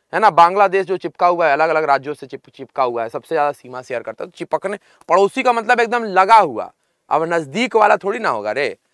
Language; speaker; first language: Hindi; native; Hindi